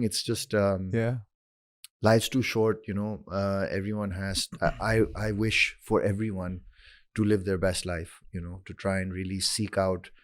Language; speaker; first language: English; non-native, local second language; Urdu